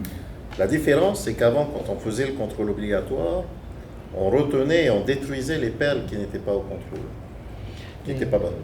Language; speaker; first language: French; native; French